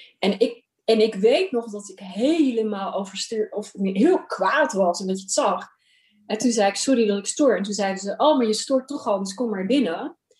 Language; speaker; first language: Dutch; early bilingual, other home language; Urdu